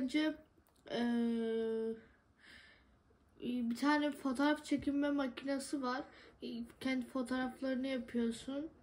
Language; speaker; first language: Turkish; early bilingual, other home language; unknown